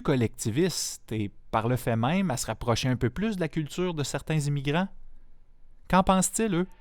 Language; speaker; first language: French; native; French